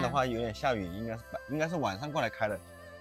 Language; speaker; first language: Chinese; native; Chinese